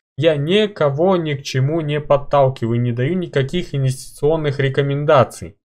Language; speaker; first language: Russian; native; Russian